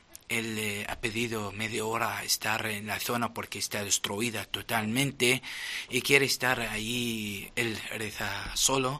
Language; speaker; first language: Spanish; non-native, fluent; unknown